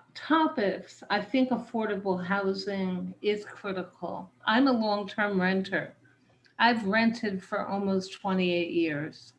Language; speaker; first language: English; native; English